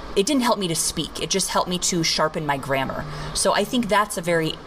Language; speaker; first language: English; native; English